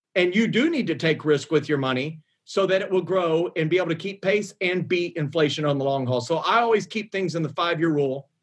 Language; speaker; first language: English; native; English